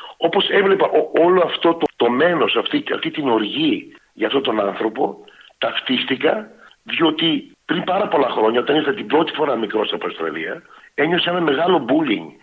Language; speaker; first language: Greek; early bilingual, heritage; Greek